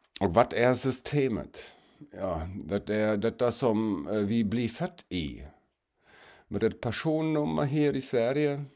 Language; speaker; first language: Swedish; non-native, fluent; German